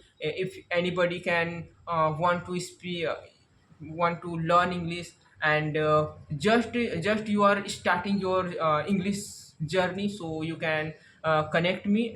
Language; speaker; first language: English; non-native, learner; Hindi